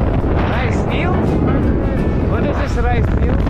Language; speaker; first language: English; non-native, learner; Russian